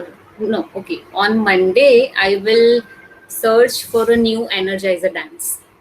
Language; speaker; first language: English; non-native, local second language; Hindi